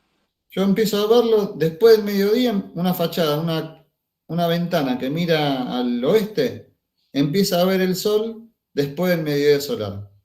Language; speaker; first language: Spanish; native; Spanish